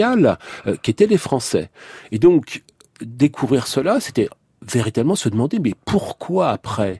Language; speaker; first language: French; native; French